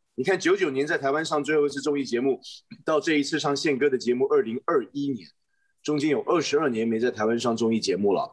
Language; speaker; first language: Chinese; native; Chinese